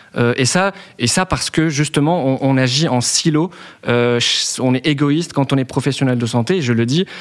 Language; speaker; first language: French; non-native, local second language; Arabic